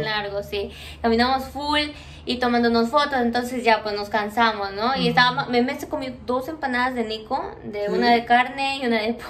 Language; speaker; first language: Spanish; native; Spanish